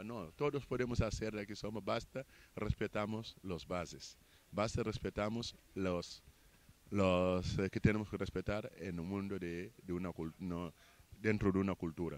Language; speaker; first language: Spanish; non-native, fluent; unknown